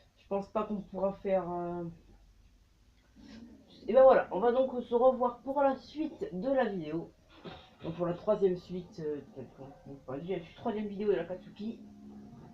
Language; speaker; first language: French; native; French